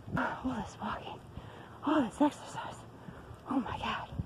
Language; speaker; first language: English; native; English